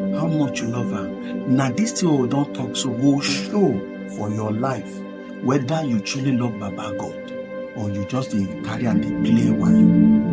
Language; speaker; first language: Nigerian Pidgin; non-native, local second language; Igbo